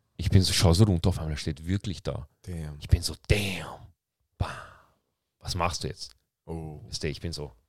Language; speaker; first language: German; native; German